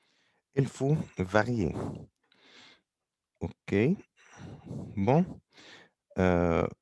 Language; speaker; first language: French; non-native, fluent; Arabic